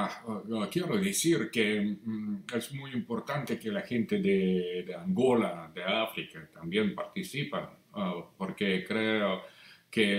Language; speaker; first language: Portuguese; non-native, learner; Russian